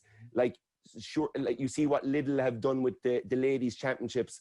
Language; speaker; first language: English; native; English